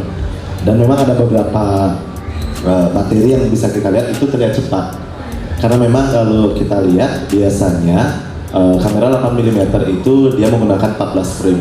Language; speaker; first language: Indonesian; native; Indonesian